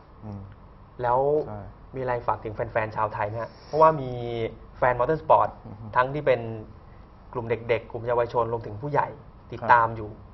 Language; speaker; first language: Thai; native; Thai